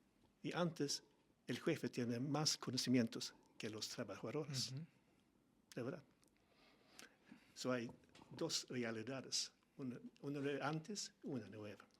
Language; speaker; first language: Spanish; non-native, learner; Swedish